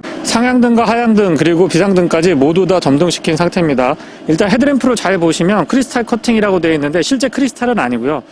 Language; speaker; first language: Korean; native; Korean